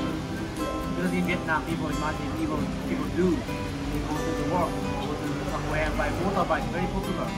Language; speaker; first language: English; non-native, learner; Japanese